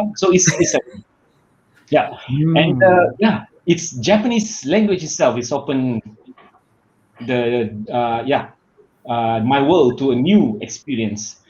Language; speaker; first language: English; non-native, learner; Malay